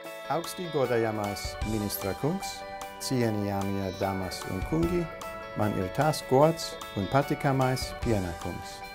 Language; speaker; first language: Latvian; non-native, learner; English